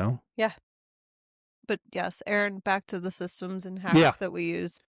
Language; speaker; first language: English; native; English